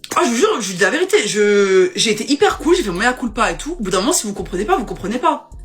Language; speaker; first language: French; native; French